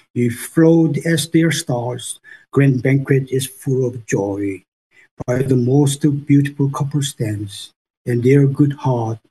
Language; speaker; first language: English; non-native, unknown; Korean